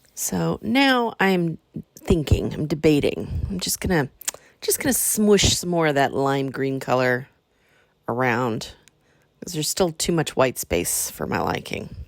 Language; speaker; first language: English; native; English